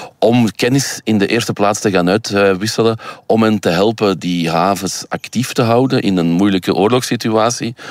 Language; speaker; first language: Dutch; native; Dutch